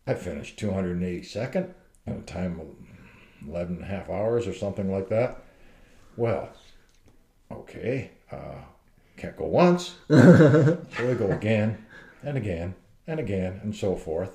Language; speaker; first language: English; native; English